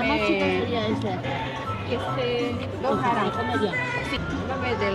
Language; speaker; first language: Spanish; native; Spanish